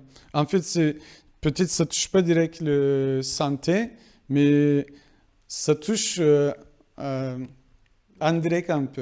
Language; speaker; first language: French; non-native, fluent; Kurdish